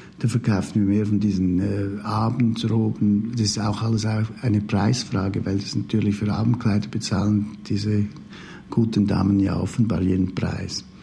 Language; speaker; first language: German; native; German